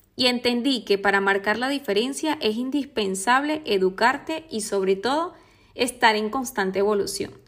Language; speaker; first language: Spanish; native; Spanish